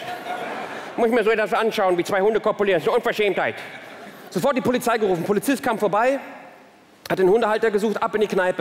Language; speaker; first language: German; early bilingual, other home language; Turkish